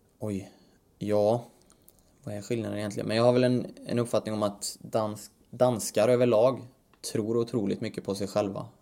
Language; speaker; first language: Swedish; native; Swedish